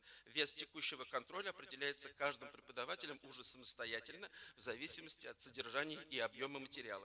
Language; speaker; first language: Russian; native; Russian